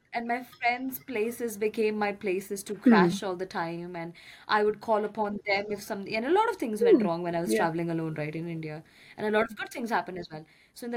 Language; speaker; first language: English; non-native, local second language; Hindi